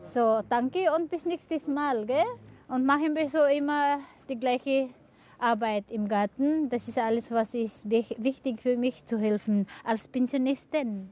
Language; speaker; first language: German; non-native, learner; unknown